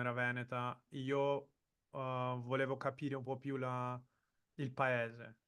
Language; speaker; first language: Italian; non-native, fluent; Portuguese